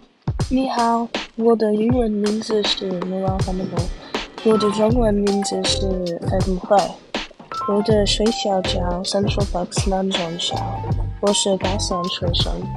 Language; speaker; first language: Chinese; non-native, learner; English